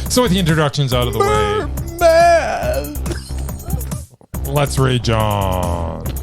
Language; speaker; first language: English; native; English